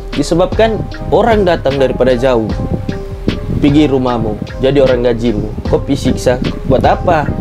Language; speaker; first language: Malay; native; Malay